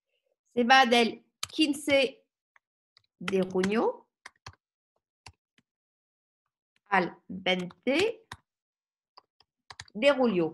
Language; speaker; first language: Spanish; non-native, learner; French